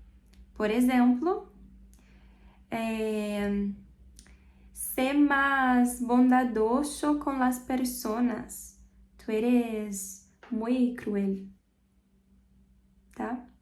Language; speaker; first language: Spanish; non-native, fluent; Portuguese